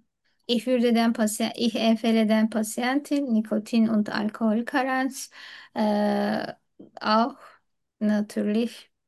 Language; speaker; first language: German; non-native, learner; Turkish